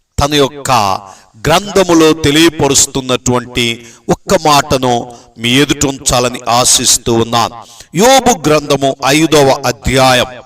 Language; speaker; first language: Telugu; native; Telugu